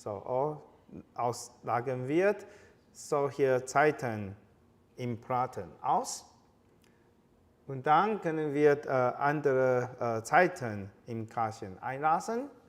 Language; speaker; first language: German; non-native, fluent; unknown